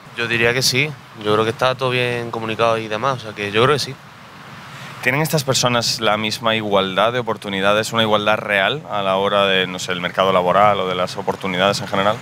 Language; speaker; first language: Spanish; native; Spanish